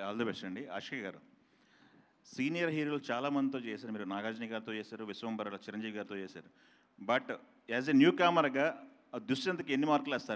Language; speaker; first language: Telugu; native; Telugu